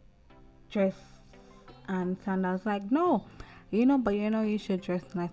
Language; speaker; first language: English; native; English